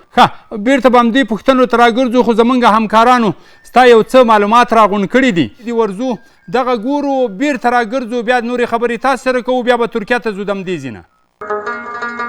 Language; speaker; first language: Pashto; native; Pashto